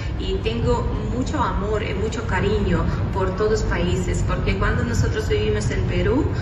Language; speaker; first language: Spanish; non-native, fluent; Russian